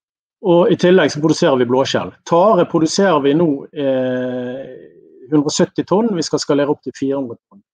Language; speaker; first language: Norwegian; native; Norwegian